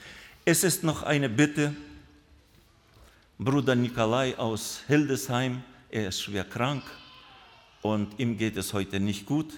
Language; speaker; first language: German; non-native, fluent; Russian